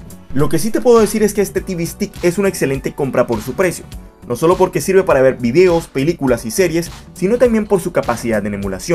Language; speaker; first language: Spanish; native; Spanish